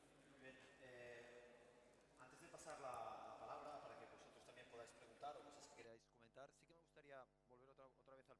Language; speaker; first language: Spanish; native; Spanish